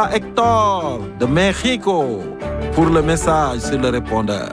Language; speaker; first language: French; native; French